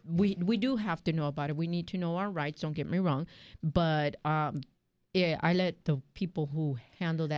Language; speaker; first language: English; early bilingual, other home language; Spanish